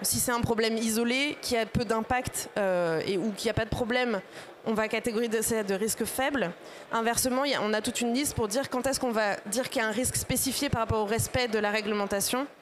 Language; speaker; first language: French; native; French